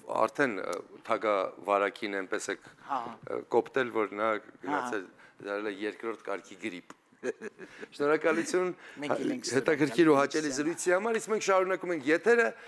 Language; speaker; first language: Armenian; native; Armenian